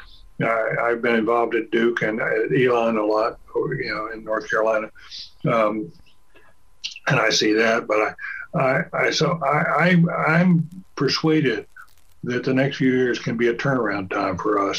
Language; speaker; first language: English; native; English